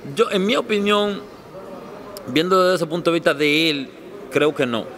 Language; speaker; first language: Spanish; native; Spanish